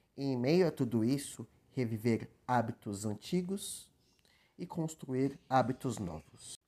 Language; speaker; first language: Portuguese; native; Portuguese